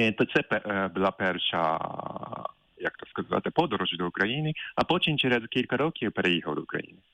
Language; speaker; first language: Ukrainian; non-native, fluent; Japanese